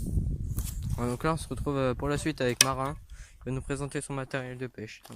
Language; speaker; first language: French; native; French